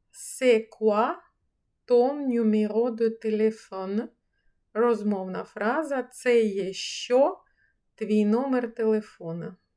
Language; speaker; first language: Ukrainian; native; Ukrainian